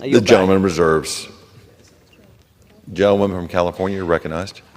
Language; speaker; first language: English; native; English